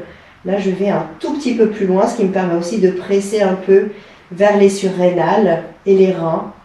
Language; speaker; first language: French; native; French